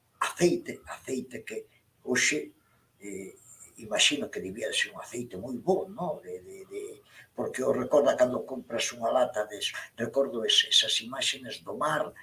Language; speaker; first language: Galician; native; Galician